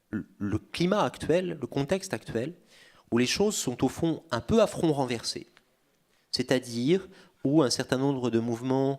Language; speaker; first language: French; native; French